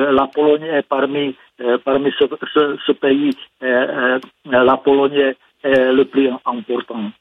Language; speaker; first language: French; non-native, fluent; Czech